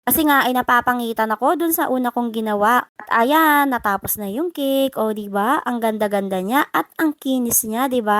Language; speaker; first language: Filipino; native; Filipino